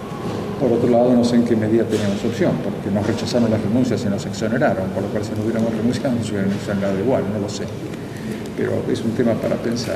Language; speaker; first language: Spanish; native; Spanish